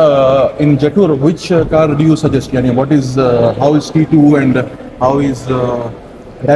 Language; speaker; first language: English; non-native, fluent; Hindi